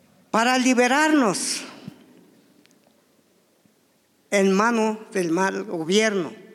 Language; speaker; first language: Spanish; non-native, local second language; Tzotzil